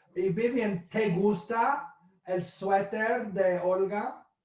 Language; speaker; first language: Spanish; non-native, fluent; English